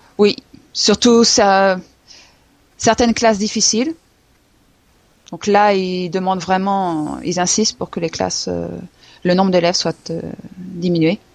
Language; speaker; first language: French; native; French